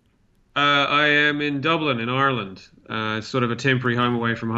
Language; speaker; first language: English; native; English